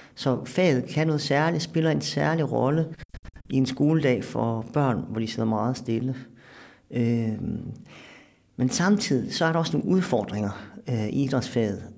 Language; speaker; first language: Danish; native; Danish